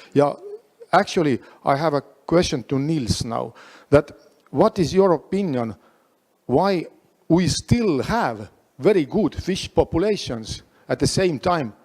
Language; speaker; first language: English; non-native, fluent; Estonian